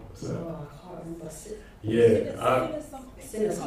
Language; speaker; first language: English; non-native, local second language; Akan